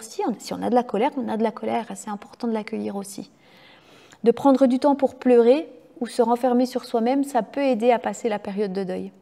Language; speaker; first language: French; native; French